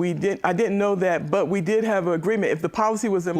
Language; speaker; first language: English; native; English